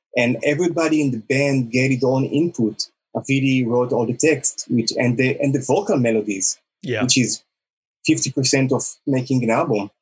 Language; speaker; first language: English; non-native, fluent; Hebrew